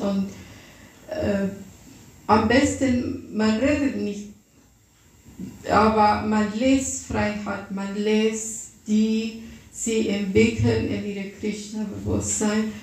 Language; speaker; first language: German; non-native, fluent; Russian